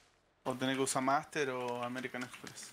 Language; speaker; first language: Spanish; native; Spanish